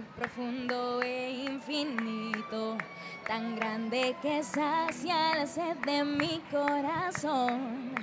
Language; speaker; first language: Spanish; native; Spanish